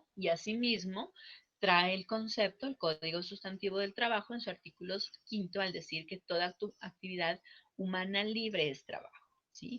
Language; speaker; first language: Spanish; native; Spanish